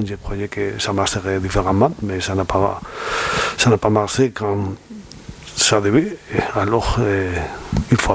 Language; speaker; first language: French; non-native, fluent; Spanish